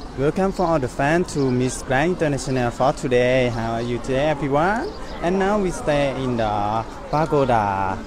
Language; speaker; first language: English; non-native, learner; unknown